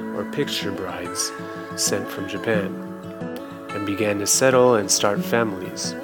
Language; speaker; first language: English; non-native, fluent; Japanese